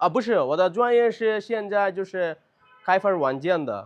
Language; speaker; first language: Chinese; non-native, learner; Bangla